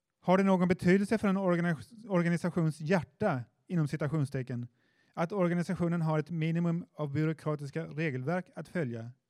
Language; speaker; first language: Swedish; native; Swedish